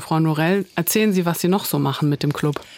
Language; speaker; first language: German; native; German